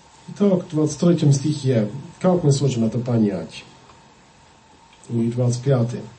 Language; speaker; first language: Russian; non-native, fluent; English